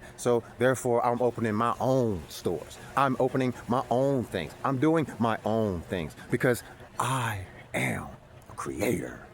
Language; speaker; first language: English; native; English